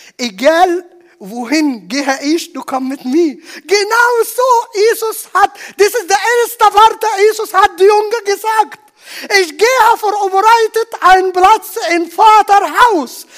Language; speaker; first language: German; non-native, learner; Arabic